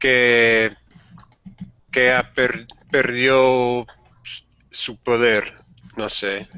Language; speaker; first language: Spanish; non-native, learner; English